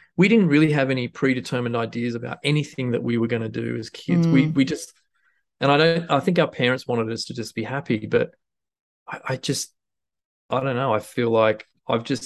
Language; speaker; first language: English; native; English